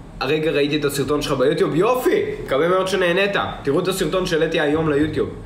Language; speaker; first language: Hebrew; early bilingual, other home language; Russian